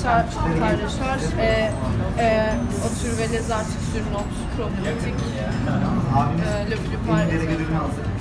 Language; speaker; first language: French; non-native, learner; Turkish